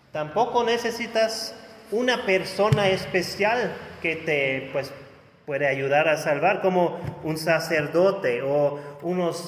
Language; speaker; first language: Spanish; non-native, fluent; German